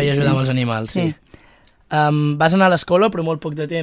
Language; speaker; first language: Catalan; native; Catalan